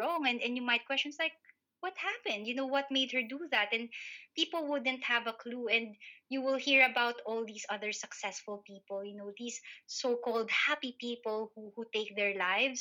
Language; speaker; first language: English; non-native, local second language; Filipino